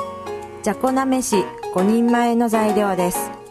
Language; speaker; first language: Japanese; native; Japanese